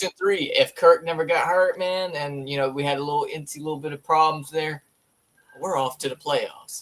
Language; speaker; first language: English; native; English